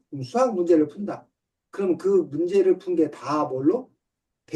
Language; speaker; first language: Korean; native; Korean